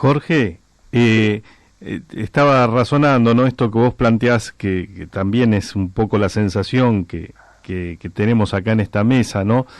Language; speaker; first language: Spanish; native; Spanish